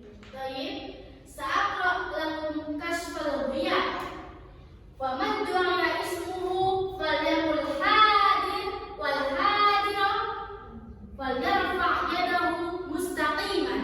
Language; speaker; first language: Arabic; non-native, learner; Indonesian